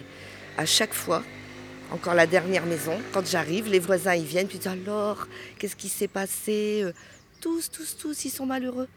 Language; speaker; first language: French; native; French